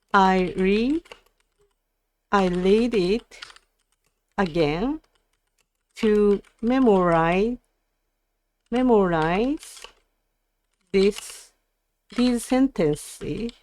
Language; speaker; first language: English; non-native, learner; Japanese